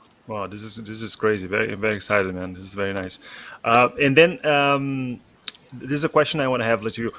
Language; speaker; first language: English; non-native, fluent; Portuguese